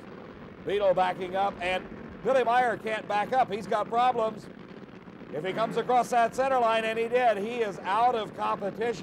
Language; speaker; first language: English; native; English